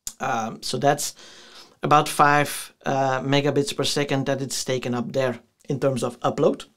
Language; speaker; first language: English; non-native, fluent; Dutch